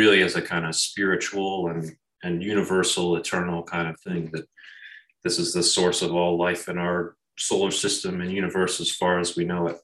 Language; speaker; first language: English; native; English